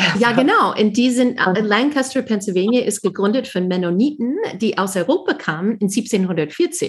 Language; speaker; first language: German; non-native, fluent; English